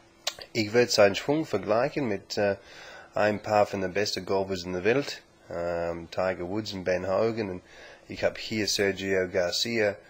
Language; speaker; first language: German; non-native, learner; English